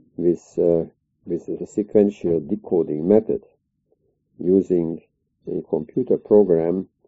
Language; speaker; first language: English; non-native, fluent; Hungarian